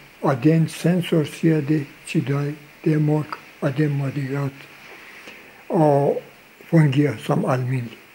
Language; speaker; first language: Danish; non-native, local second language; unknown